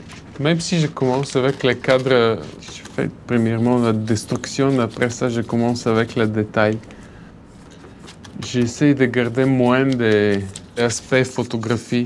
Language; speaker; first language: French; non-native, fluent; Bulgarian